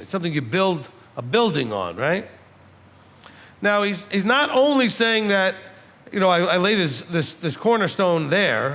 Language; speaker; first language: English; native; English